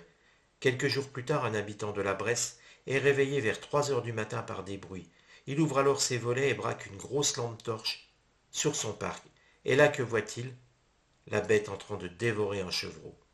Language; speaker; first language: French; native; French